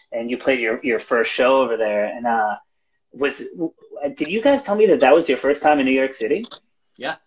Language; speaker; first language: English; native; English